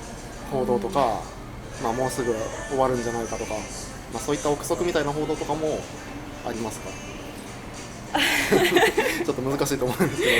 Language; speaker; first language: Japanese; native; Japanese